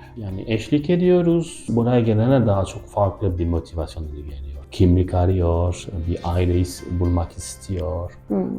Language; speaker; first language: Turkish; non-native, fluent; French